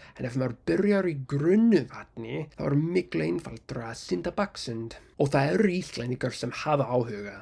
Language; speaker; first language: Icelandic; non-native, fluent; English